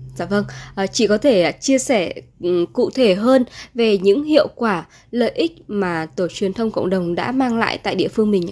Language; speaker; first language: Vietnamese; native; Vietnamese